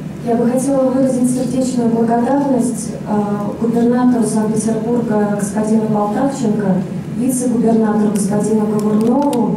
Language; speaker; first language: Russian; non-native, fluent; Chinese